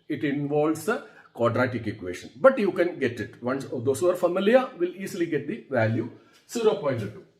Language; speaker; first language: English; non-native, local second language; Malayalam